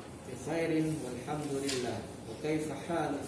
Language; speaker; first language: Arabic; non-native, learner; Indonesian